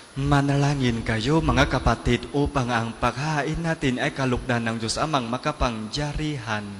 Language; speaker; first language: Filipino; non-native, learner; Vietnamese